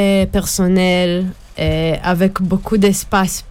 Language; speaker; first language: French; non-native, learner; Hebrew